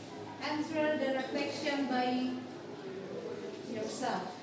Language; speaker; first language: English; non-native, fluent; Indonesian